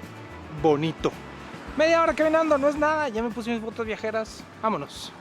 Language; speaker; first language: Spanish; native; Spanish